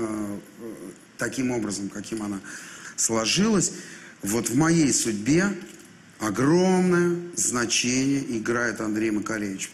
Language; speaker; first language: Russian; native; Russian